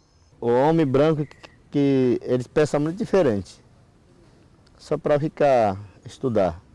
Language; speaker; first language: Portuguese; non-native, local second language; Yanomámi